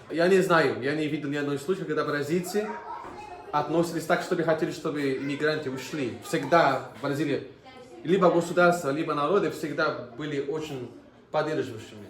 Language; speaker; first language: Russian; non-native, fluent; Portuguese